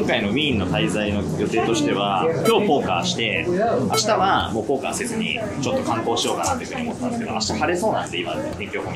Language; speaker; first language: Japanese; native; Japanese